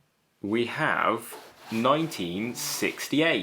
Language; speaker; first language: English; native; English